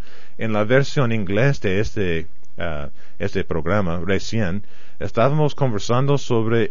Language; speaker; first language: Spanish; non-native, fluent; English